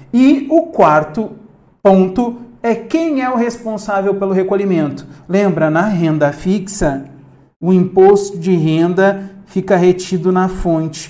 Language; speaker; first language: Portuguese; native; Portuguese